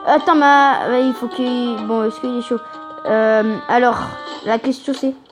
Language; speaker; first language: French; native; French